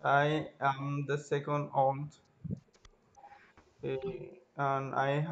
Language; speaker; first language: English; non-native, learner; Spanish